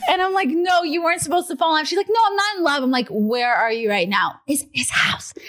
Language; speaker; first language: English; non-native, fluent; Russian